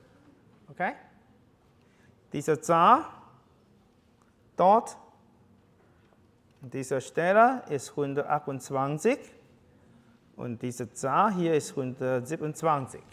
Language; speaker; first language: German; non-native, learner; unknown